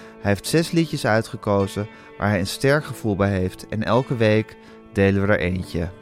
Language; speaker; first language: Dutch; native; Dutch